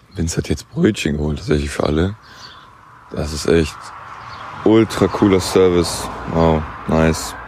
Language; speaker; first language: German; native; German